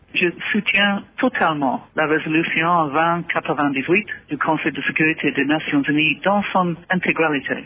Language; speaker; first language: French; non-native, fluent; English